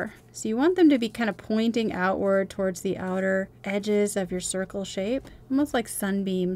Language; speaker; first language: English; native; English